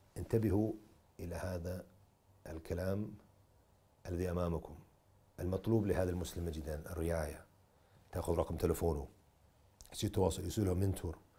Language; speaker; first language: Arabic; non-native, fluent; English